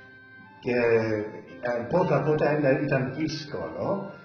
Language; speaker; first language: Greek; early bilingual, heritage; English